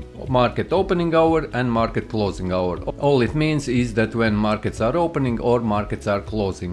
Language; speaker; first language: English; non-native, fluent; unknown